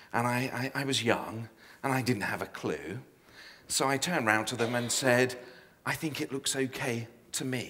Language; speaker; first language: English; native; English